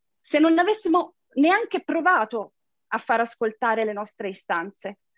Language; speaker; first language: Italian; native; Italian